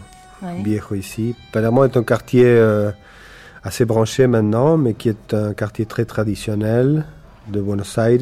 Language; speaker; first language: French; non-native, fluent; Spanish